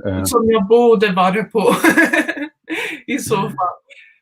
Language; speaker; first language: Swedish; non-native, fluent; Finnish